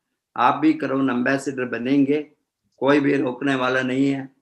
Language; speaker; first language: Hindi; non-native, fluent; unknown